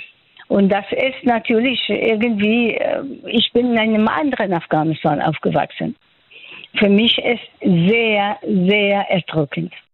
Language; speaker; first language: German; non-native, fluent; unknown